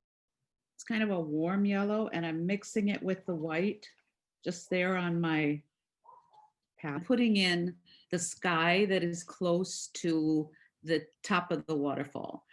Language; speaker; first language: English; native; English